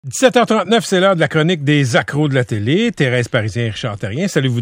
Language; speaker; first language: French; native; French